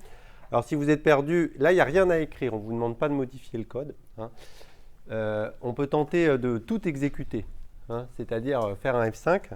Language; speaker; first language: French; native; French